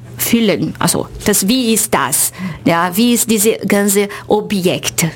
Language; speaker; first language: German; non-native, fluent; Portuguese